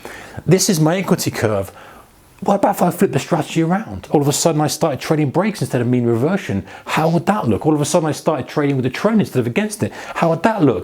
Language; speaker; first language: English; native; English